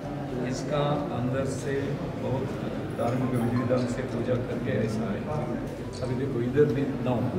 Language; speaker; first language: Hindi; non-native, local second language; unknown